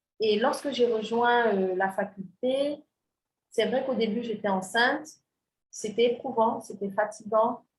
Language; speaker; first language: French; non-native, local second language; Wolof